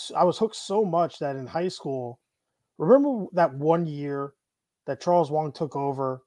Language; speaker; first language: English; native; English